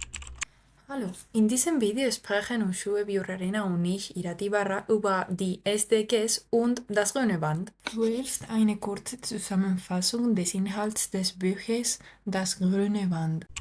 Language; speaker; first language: German; non-native, learner; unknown